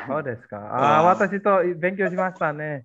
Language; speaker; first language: Japanese; non-native, fluent; Indonesian